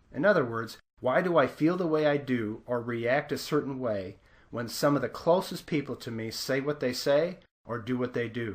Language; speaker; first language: English; native; English